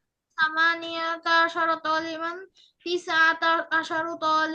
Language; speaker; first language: Arabic; non-native, learner; Bangla